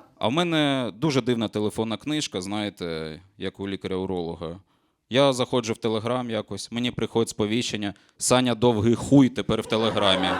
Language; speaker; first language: Ukrainian; non-native, local second language; Russian